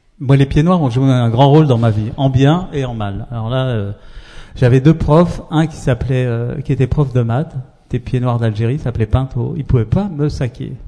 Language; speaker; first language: French; early bilingual, other home language; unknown